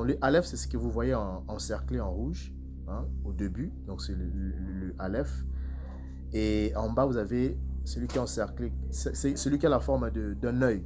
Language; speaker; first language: French; non-native, local second language; Kongo